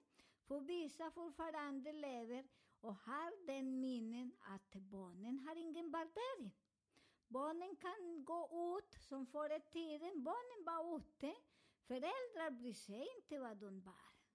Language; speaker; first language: Swedish; non-native, learner; Spanish